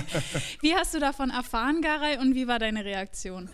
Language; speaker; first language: German; native; German